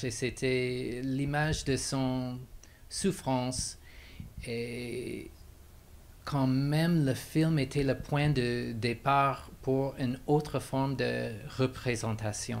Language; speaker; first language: French; non-native, fluent; English